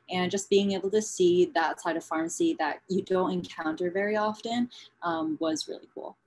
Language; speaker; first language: English; native; English